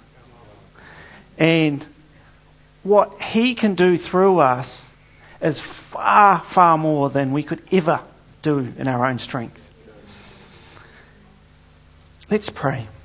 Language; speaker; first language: English; native; English